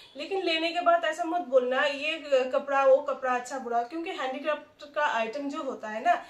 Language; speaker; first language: Hindi; non-native, local second language; Bangla